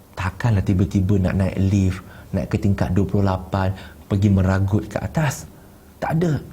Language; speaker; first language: Malay; non-native, local second language; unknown